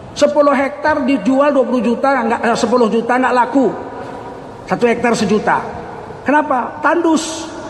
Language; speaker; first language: Indonesian; native; Indonesian